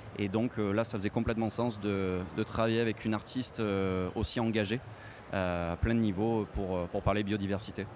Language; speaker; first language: French; native; French